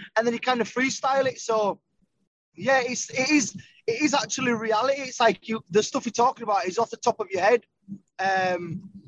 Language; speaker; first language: English; native; English